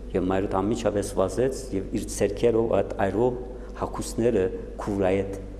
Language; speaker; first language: Armenian; early bilingual, heritage; Armenian